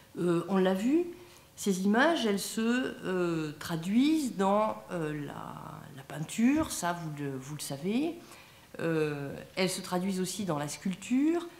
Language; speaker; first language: French; native; French